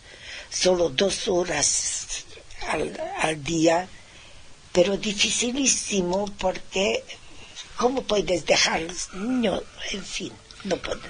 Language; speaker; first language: Spanish; non-native, fluent; Hungarian